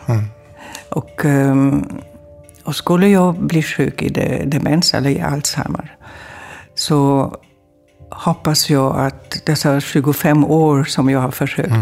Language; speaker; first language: Swedish; non-native, fluent; German